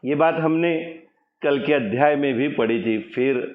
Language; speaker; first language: Hindi; non-native, local second language; Marathi